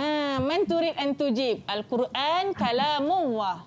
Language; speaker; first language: Arabic; non-native, fluent; Malay